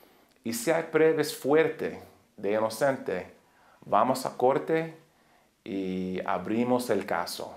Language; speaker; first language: Spanish; non-native, learner; English